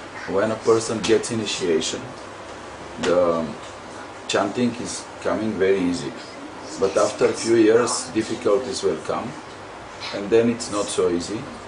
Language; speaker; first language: English; non-native, fluent; Bulgarian